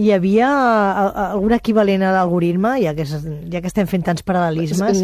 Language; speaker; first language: Catalan; native; Catalan